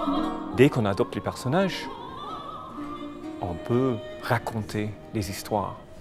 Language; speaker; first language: French; non-native, fluent; English